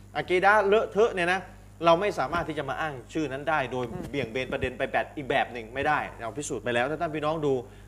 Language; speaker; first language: Thai; native; Thai